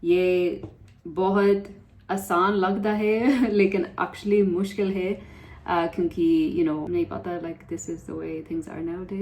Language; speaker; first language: Hindi; non-native, learner; English